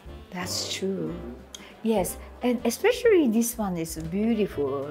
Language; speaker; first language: English; non-native, learner; Japanese